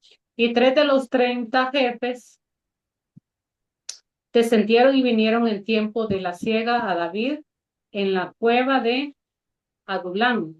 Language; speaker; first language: Spanish; native; Spanish